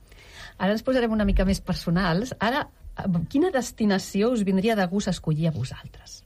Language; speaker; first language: Catalan; native; Catalan